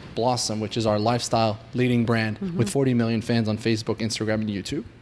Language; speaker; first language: English; non-native, fluent; Hebrew